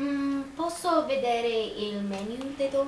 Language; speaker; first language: Italian; non-native, learner; English